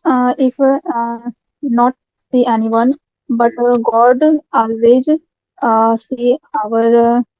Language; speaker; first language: English; non-native, learner; Hindi